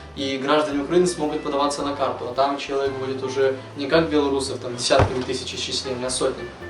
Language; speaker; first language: Russian; native; Russian